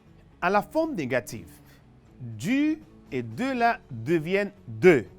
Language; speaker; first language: French; non-native, fluent; Spanish